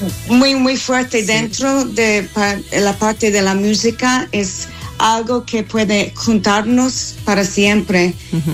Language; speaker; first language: Spanish; non-native, fluent; English